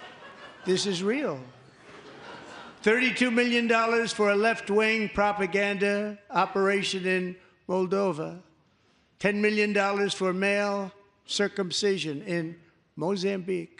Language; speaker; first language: English; native; English